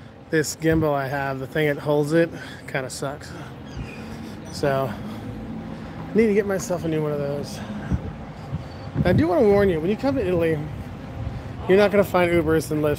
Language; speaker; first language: English; native; English